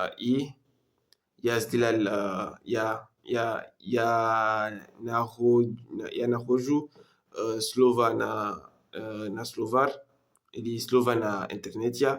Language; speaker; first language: Russian; non-native, learner; French